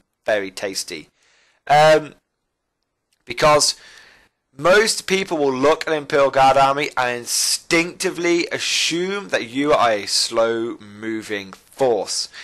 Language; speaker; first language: English; native; English